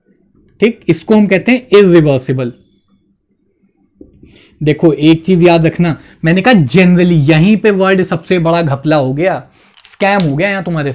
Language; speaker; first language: Hindi; native; Hindi